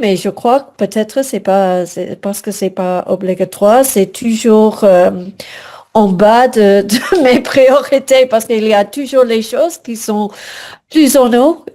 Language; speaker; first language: French; non-native, fluent; English